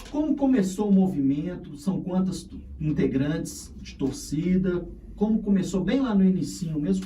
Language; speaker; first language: Portuguese; native; Portuguese